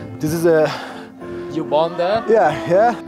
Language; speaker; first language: English; non-native, learner; Vietnamese